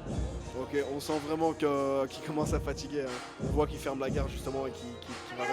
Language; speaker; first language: French; native; French